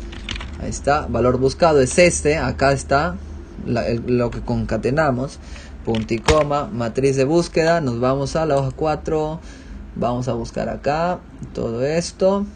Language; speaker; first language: Spanish; native; Spanish